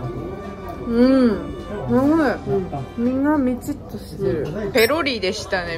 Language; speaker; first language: Japanese; native; Japanese